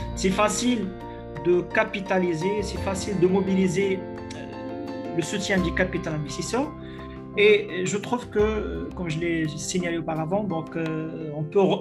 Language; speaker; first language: French; non-native, local second language; Arabic